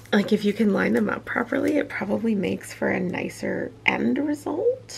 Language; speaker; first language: English; native; English